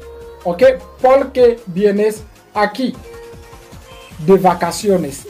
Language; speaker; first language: Spanish; non-native, learner; Haitian Creole